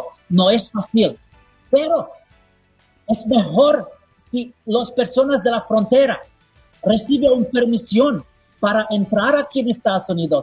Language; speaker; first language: Spanish; non-native, fluent; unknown